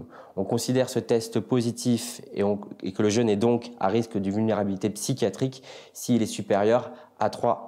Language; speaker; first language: French; native; French